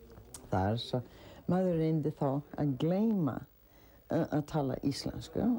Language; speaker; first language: Icelandic; early bilingual, heritage; Icelandic